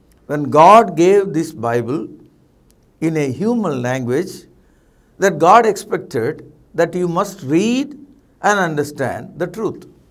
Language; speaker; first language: English; non-native, local second language; Tamil